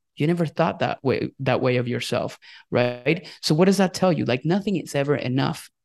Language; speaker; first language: English; non-native, fluent; Spanish